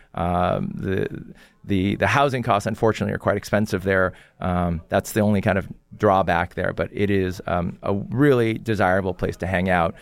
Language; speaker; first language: English; early bilingual, other home language; Korean